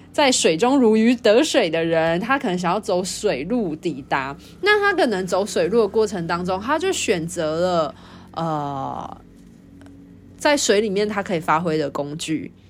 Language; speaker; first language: Chinese; native; Chinese